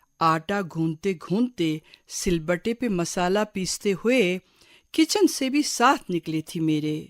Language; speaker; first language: Urdu; non-native, local second language; Kashmiri